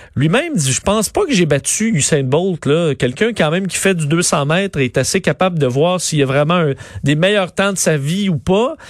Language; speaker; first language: French; native; French